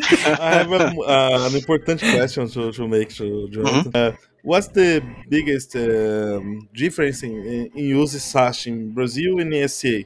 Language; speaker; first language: English; non-native, learner; Portuguese